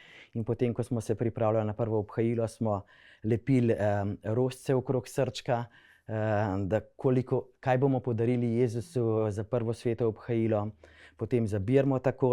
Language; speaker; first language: Slovenian; native; Slovenian